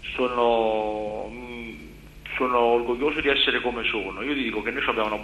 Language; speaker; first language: Italian; native; Italian